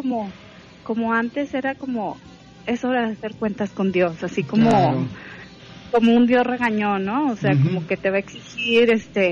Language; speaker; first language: Spanish; native; Spanish